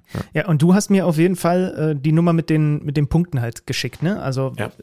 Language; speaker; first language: German; native; German